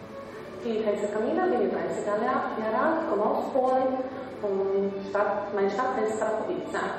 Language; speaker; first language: Italian; non-native, learner; Slovak